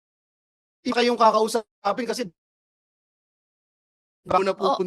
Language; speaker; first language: Filipino; native; Filipino